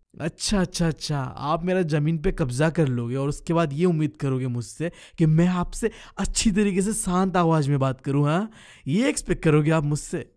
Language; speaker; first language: Hindi; non-native, local second language; Bangla